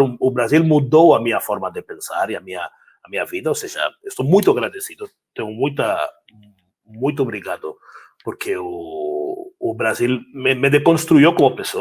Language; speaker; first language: Portuguese; non-native, fluent; Spanish